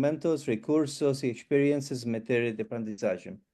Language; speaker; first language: Portuguese; non-native, fluent; English